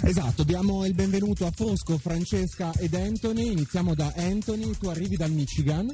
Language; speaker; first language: Italian; native; Italian